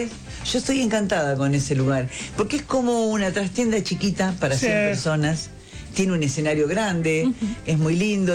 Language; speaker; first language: Spanish; native; Spanish